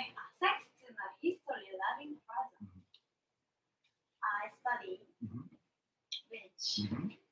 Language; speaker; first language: English; non-native, learner; Japanese